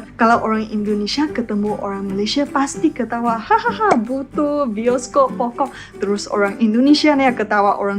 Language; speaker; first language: Indonesian; non-native, fluent; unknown